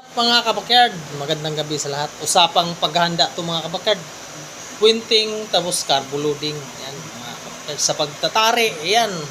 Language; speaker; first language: Filipino; non-native, local second language; Cebuano